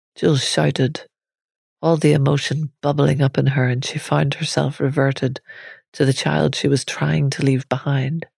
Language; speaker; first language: English; native; English